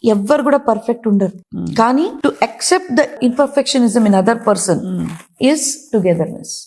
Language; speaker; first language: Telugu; non-native, local second language; Kannada